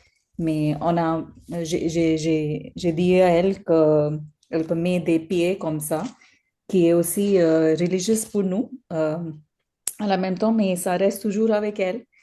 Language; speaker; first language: French; non-native, learner; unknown